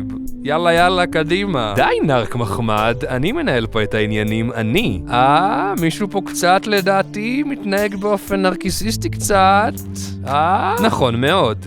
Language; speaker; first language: Hebrew; native; Hebrew